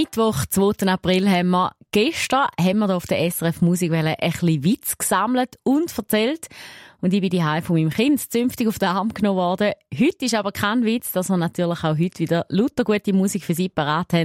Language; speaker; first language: German; native; German